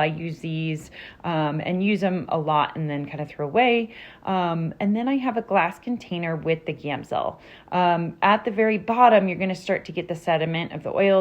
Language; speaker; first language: English; native; English